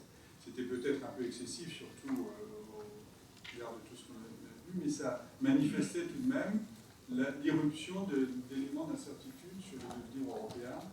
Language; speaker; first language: French; native; French